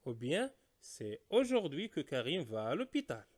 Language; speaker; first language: French; non-native, local second language; Arabic